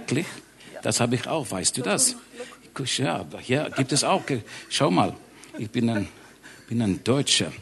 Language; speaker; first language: German; non-native, learner; English